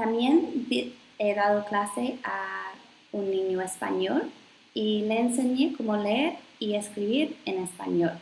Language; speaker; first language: Spanish; non-native, fluent; English